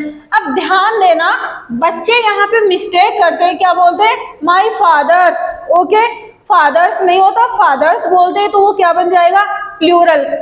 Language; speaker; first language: Hindi; native; Hindi